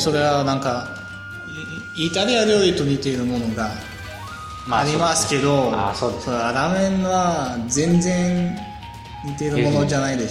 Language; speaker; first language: Japanese; non-native, learner; Bulgarian